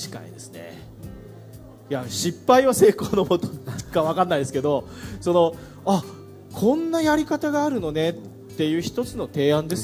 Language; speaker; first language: Japanese; native; Japanese